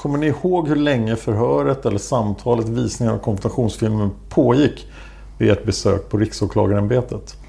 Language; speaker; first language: Swedish; native; Swedish